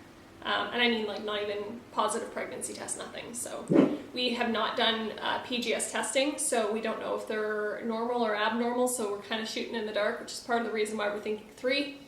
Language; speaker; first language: English; native; English